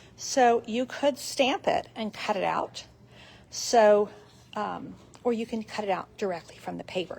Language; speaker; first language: English; native; English